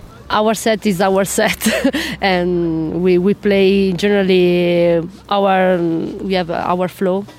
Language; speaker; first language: English; non-native, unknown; Italian